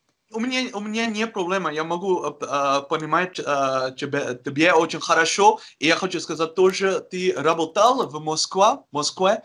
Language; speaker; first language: Russian; non-native, learner; Dutch